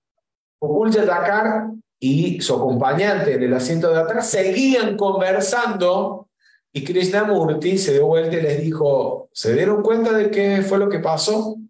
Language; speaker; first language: Spanish; native; Spanish